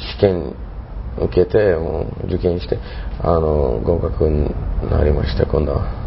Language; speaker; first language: Japanese; non-native, fluent; Turkish